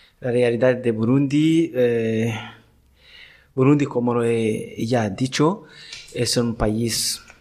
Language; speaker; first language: Spanish; non-native, learner; Rundi